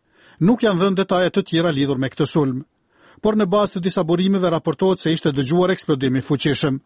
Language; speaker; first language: Albanian; native; Albanian